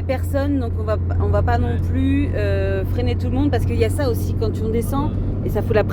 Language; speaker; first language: French; native; French